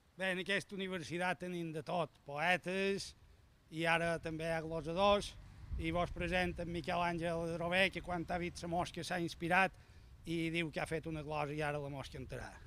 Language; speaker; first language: Catalan; native; Catalan